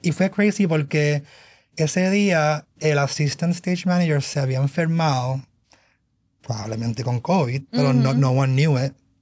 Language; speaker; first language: Spanish; native; Spanish